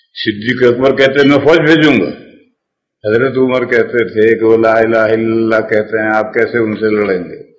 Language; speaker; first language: Urdu; native; Urdu